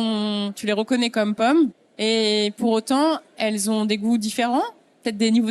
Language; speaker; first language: French; native; French